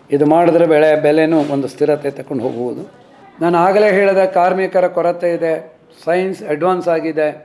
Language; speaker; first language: Kannada; non-native, local second language; Kodava